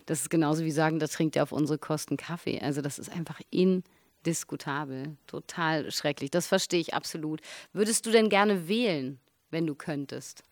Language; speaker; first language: German; native; German